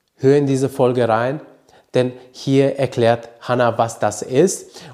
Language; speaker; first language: German; early bilingual, other home language; Romanian